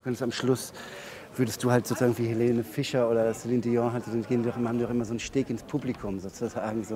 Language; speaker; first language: German; native; German